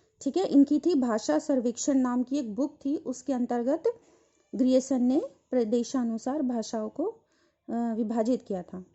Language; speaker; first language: Hindi; native; Hindi